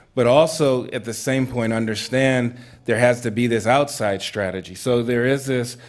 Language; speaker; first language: English; native; English